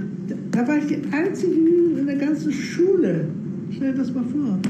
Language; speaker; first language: German; native; German